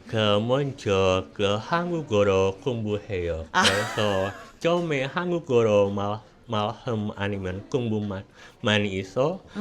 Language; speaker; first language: Korean; non-native, learner; Indonesian